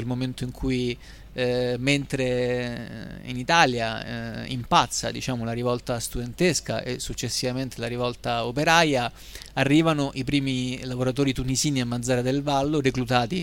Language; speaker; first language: Italian; native; Italian